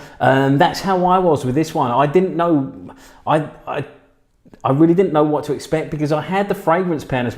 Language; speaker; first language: English; native; English